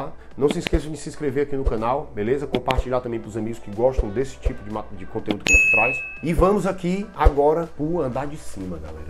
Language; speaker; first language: Portuguese; native; Portuguese